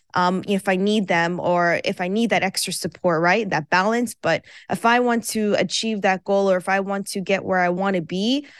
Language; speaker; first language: English; early bilingual, other home language; Persian